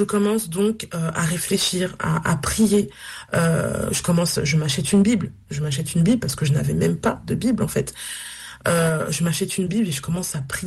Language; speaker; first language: French; native; French